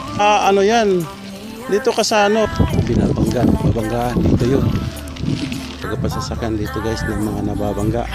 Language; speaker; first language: Filipino; non-native, local second language; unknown